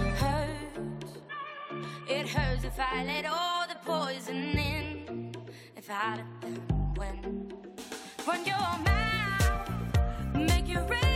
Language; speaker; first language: German; non-native, fluent; Persian